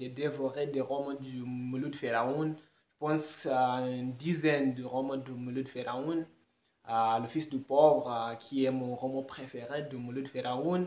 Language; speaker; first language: French; non-native, fluent; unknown